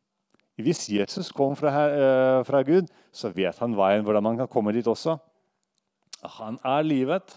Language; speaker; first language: Norwegian; non-native, fluent; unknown